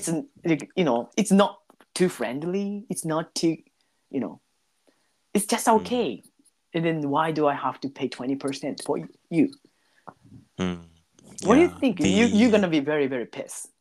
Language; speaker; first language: English; non-native, learner; Japanese